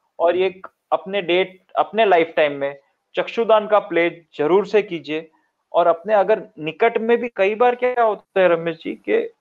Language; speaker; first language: Hindi; non-native, local second language; Gujarati